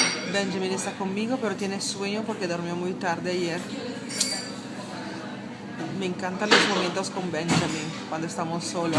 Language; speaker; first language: Spanish; non-native, fluent; Papiamento